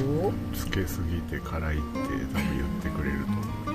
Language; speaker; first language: Japanese; native; Japanese